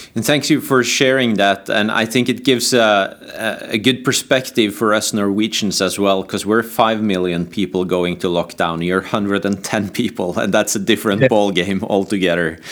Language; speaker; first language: English; non-native, fluent; Norwegian